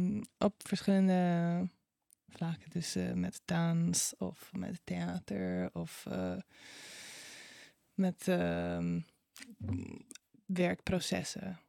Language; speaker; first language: Dutch; non-native, fluent; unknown